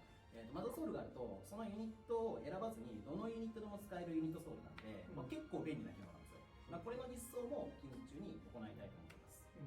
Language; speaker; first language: Japanese; native; Japanese